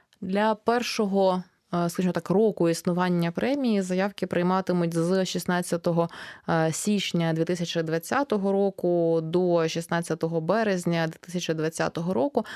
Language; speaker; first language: Ukrainian; native; Ukrainian